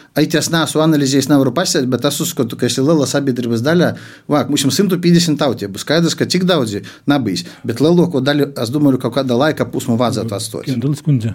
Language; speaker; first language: Latvian; non-native, local second language; Russian